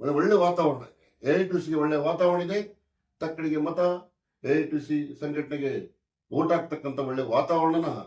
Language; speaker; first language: Kannada; native; Kannada